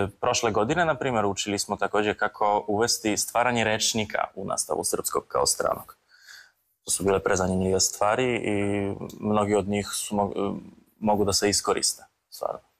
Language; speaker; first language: Serbian; non-native, fluent; Polish